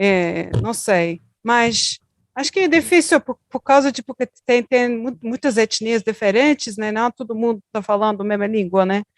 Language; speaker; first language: Portuguese; non-native, learner; Turkish